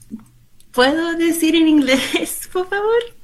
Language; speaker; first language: Spanish; non-native, learner; English